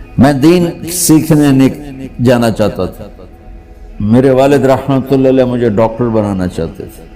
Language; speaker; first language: Urdu; non-native, local second language; Punjabi